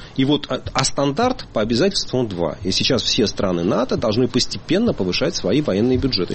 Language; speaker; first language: Russian; native; Russian